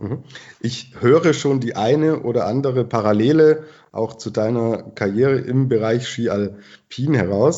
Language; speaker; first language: German; native; German